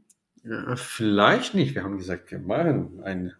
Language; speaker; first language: German; non-native, fluent; Portuguese